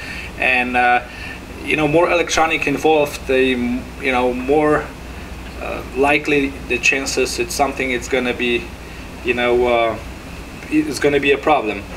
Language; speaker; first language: English; non-native, fluent; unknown